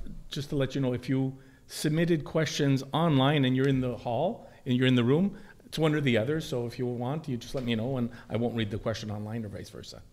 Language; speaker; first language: English; native; English